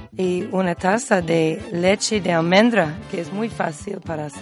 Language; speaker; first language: Spanish; non-native, learner; English